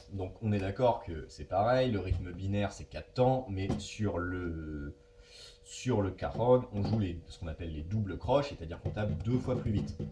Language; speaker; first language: French; native; French